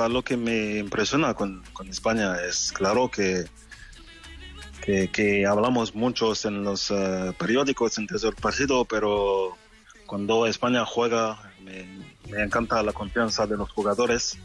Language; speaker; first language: Spanish; non-native, fluent; French